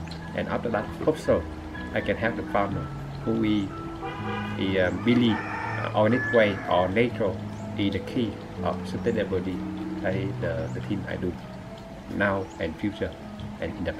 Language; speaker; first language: English; non-native, learner; Vietnamese